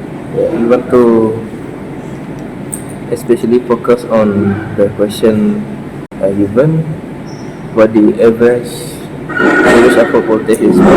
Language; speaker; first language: English; non-native, learner; Malay